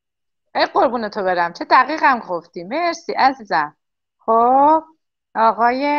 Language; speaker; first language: Persian; native; Persian